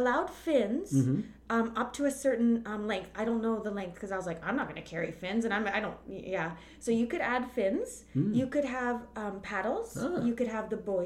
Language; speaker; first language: English; native; English